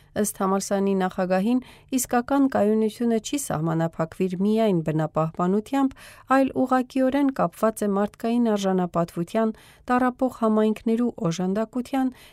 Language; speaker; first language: Armenian; early bilingual, heritage; Armenian